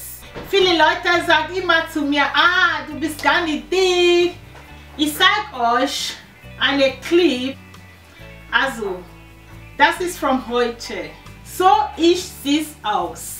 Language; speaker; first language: German; non-native, learner; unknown